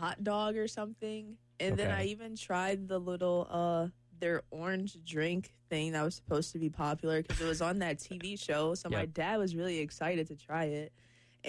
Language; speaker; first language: English; native; English